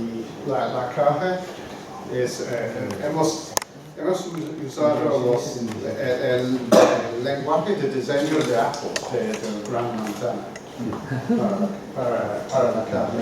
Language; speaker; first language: Spanish; non-native, fluent; English